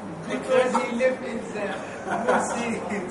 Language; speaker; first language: English; non-native, learner; Arabic